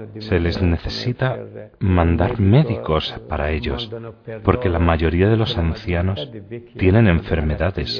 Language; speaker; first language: Spanish; non-native, fluent; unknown